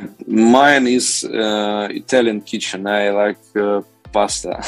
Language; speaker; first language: English; non-native, learner; Russian